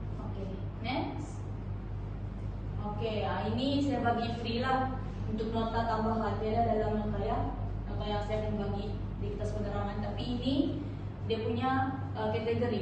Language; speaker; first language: Malay; native; Malay